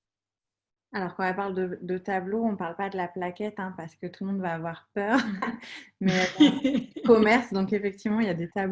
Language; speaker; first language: French; native; French